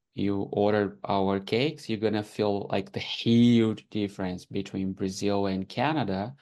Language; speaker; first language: English; non-native, fluent; Portuguese